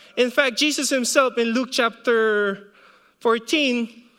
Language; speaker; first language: English; non-native, local second language; Filipino